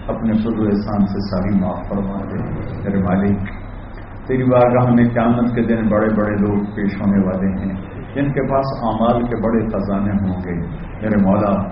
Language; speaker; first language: Urdu; native; Urdu